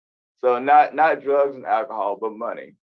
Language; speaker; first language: English; native; English